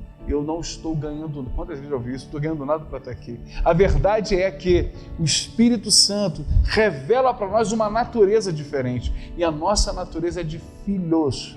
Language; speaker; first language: Portuguese; native; Portuguese